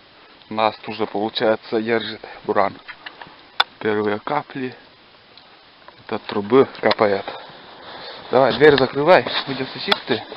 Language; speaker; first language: Russian; native; Russian